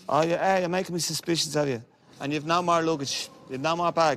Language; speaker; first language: English; native; English